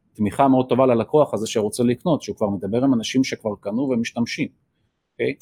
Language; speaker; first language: Hebrew; early bilingual, other home language; Russian